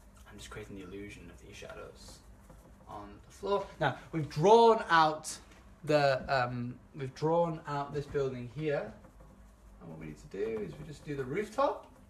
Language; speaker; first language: English; native; English